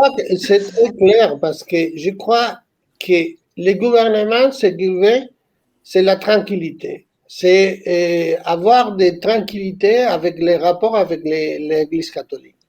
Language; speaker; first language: French; non-native, fluent; Spanish